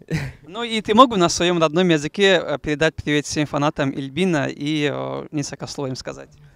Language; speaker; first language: Russian; native; Russian